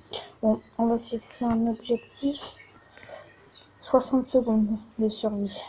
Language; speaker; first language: French; native; French